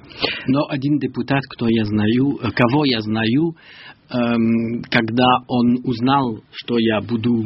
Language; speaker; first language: Russian; non-native, learner; French